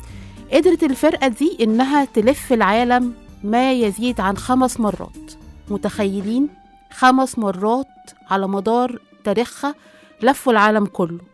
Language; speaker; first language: Arabic; native; Arabic